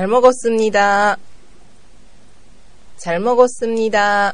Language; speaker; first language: Korean; non-native, learner; Japanese